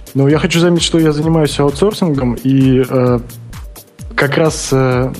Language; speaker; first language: Russian; native; Russian